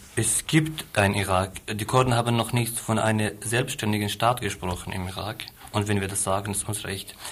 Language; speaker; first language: German; non-native, fluent; Arabic